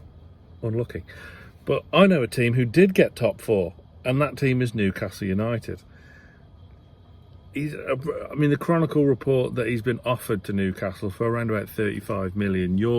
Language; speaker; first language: English; native; English